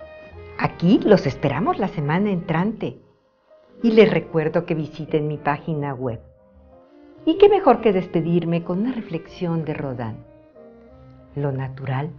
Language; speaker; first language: Spanish; native; Spanish